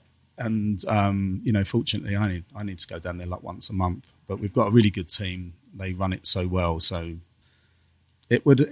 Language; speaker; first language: English; native; English